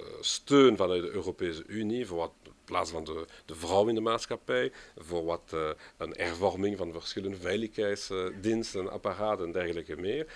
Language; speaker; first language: Dutch; non-native, local second language; French